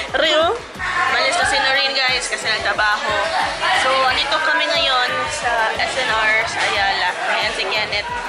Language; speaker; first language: Filipino; non-native, local second language; Cebuano